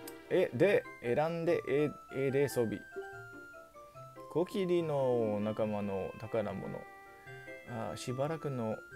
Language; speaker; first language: Japanese; non-native, learner; English